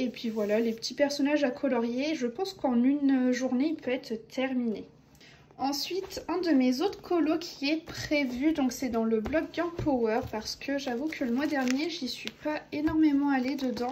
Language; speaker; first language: French; native; French